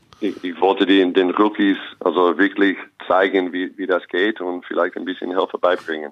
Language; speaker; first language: German; non-native, fluent; English